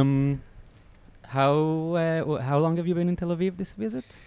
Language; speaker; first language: English; non-native, fluent; Hebrew